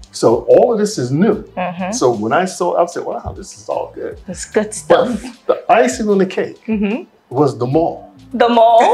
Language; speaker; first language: English; native; English